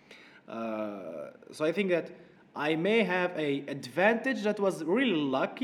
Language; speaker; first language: English; non-native, fluent; Arabic